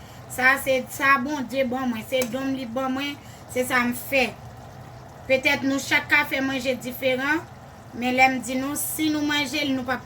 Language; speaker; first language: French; non-native, learner; Haitian Creole